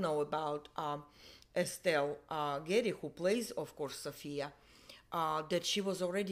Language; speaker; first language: English; non-native, fluent; Russian